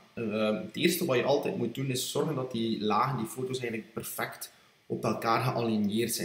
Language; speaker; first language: Dutch; native; Dutch